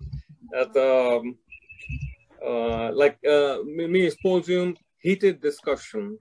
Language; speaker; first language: Russian; non-native, fluent; English